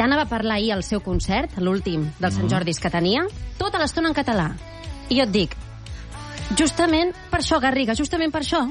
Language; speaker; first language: Catalan; native; Catalan